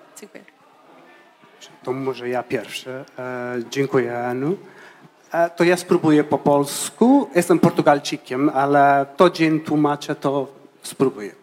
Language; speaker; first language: Polish; non-native, fluent; Portuguese